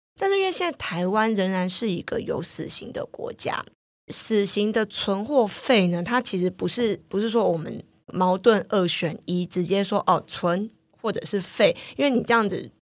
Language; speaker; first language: Chinese; native; Chinese